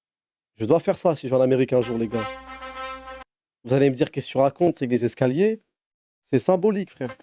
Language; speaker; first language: French; native; French